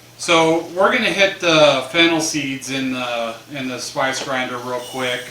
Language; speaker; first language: English; native; English